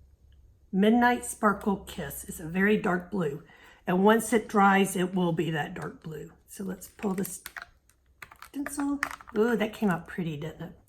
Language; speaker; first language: English; native; English